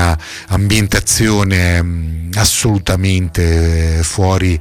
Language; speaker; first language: Italian; native; Italian